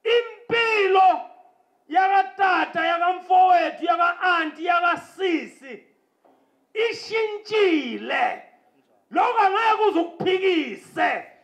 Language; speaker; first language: Zulu; non-native, local second language; Xhosa